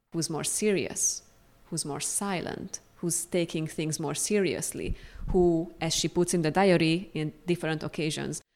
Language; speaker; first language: English; non-native, fluent; Hungarian